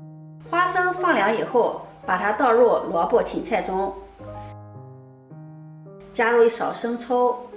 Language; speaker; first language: Chinese; native; Chinese